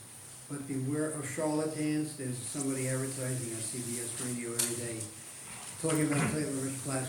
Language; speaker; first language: English; native; English